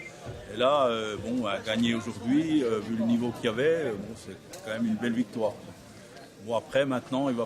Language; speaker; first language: French; native; French